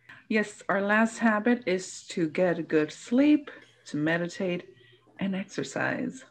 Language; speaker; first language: English; early bilingual, other home language; Spanish